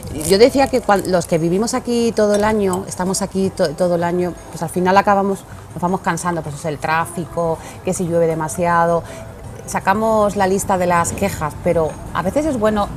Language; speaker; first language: Spanish; native; Spanish